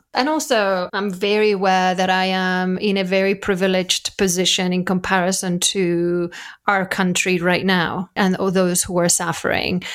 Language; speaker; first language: English; non-native, fluent; Spanish